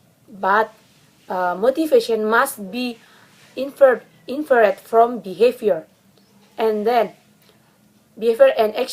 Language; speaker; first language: English; non-native, learner; Indonesian